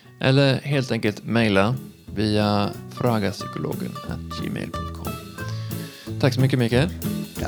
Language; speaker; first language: Swedish; native; Swedish